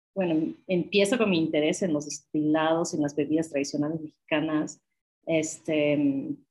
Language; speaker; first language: Spanish; non-native, fluent; English